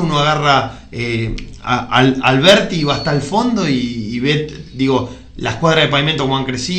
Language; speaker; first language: Spanish; native; Spanish